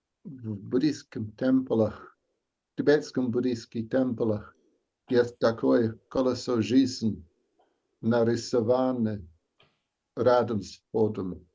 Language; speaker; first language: Russian; non-native, learner; English